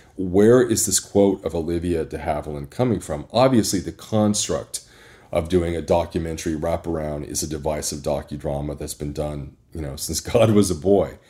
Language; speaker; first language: English; native; English